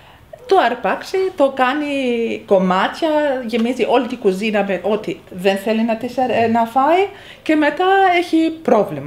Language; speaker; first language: Greek; non-native, fluent; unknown